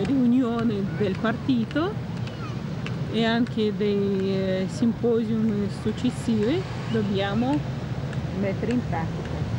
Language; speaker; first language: Italian; non-native, learner; Russian